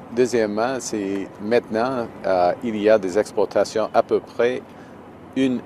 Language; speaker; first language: French; non-native, fluent; English